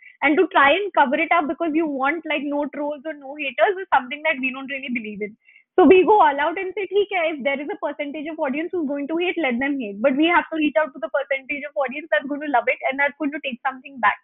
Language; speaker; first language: English; non-native, local second language; Hindi